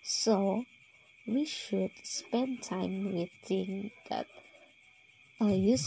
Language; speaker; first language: English; non-native, local second language; Malay